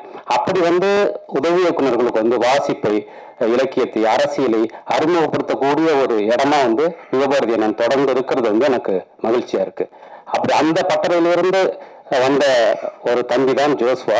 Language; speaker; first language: Tamil; native; Tamil